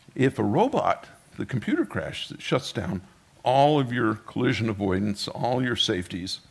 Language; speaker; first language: English; native; English